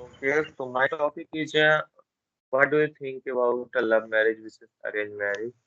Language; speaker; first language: English; non-native, learner; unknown